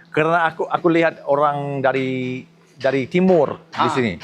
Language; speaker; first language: Indonesian; non-native, fluent; English